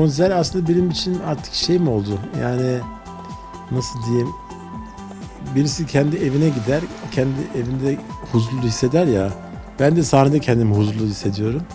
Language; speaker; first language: Turkish; early bilingual, heritage; Turkish